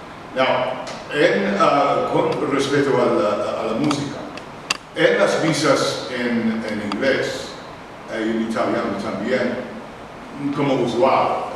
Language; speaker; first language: Spanish; non-native, learner; English